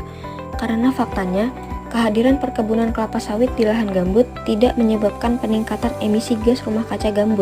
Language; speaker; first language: Indonesian; native; Indonesian